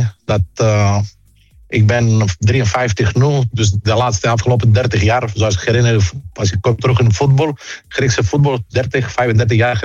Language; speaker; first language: Dutch; non-native, fluent; Greek